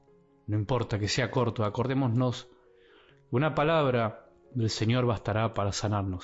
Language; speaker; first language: Spanish; native; Spanish